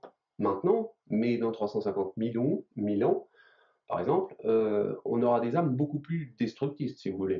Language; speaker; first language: French; native; French